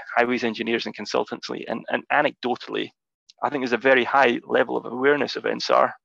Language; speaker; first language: English; native; English